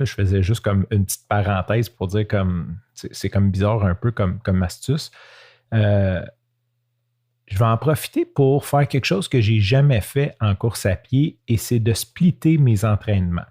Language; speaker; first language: French; native; French